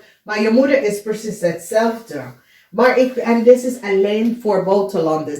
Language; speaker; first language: Dutch; non-native, learner; English